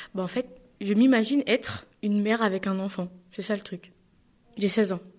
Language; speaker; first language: French; native; French